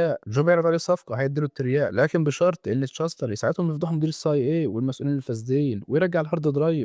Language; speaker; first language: Arabic; native; Arabic